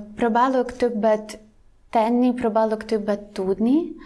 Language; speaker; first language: Hungarian; non-native, fluent; Ukrainian